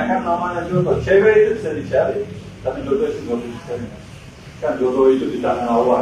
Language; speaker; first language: Indonesian; non-native, fluent; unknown